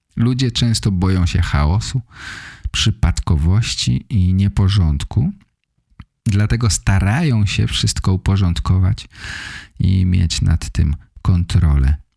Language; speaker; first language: Polish; native; Polish